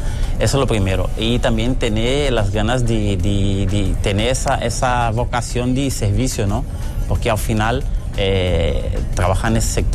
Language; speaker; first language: Spanish; non-native, fluent; Portuguese